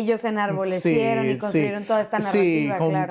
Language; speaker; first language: Spanish; native; Spanish